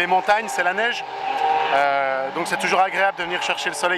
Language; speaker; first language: French; native; French